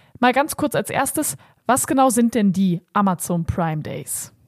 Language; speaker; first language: German; native; German